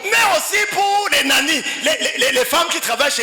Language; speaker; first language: French; non-native, local second language; Rundi